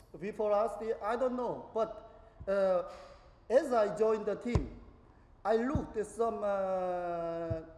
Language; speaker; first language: English; non-native, learner; Korean